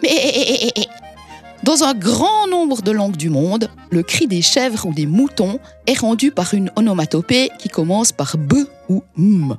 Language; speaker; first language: French; native; French